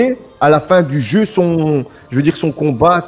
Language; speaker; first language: French; native; French